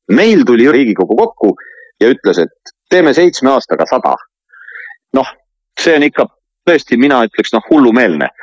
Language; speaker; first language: Estonian; native; Estonian